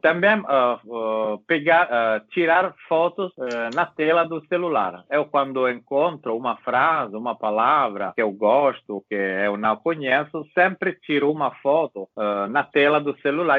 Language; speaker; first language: Portuguese; non-native, learner; Italian